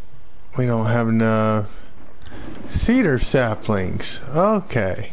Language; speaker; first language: English; native; English